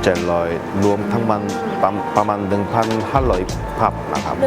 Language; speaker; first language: Thai; non-native, learner; Korean